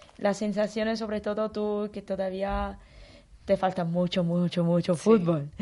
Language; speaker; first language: Spanish; non-native, fluent; Italian